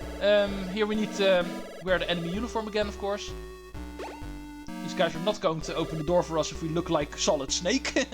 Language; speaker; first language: English; non-native, fluent; Dutch